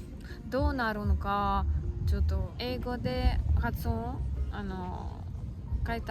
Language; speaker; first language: Japanese; non-native, learner; Russian